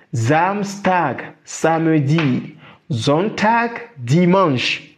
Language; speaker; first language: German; non-native, fluent; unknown